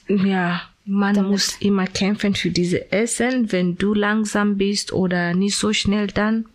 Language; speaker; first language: German; non-native, fluent; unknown